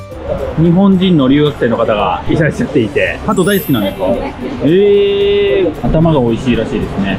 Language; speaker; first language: Japanese; native; Japanese